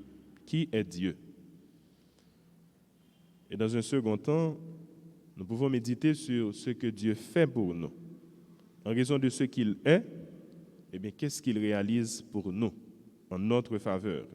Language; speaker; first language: French; non-native, local second language; Haitian Creole